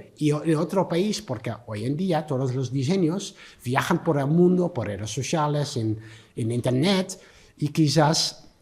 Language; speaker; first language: Spanish; non-native, learner; Dutch